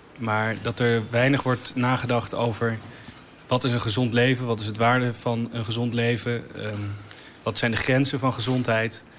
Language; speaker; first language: Dutch; native; Dutch